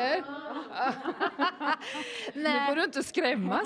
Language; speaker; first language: Swedish; native; Swedish